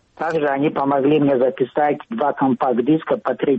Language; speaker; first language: Russian; non-native, local second language; Kyrgyz